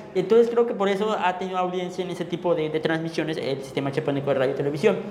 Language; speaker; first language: Spanish; non-native, local second language; Tzotzil